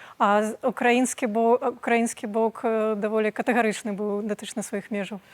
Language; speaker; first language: Belarusian; native; Belarusian